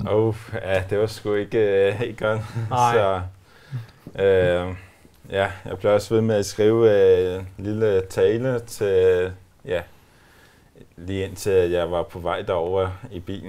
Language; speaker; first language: Danish; native; Danish